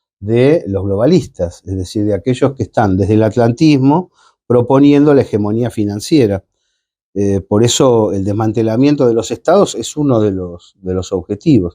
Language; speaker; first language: Spanish; native; Spanish